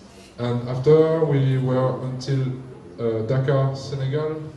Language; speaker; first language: English; non-native, learner; French